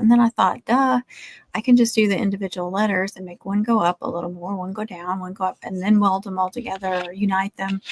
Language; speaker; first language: English; native; English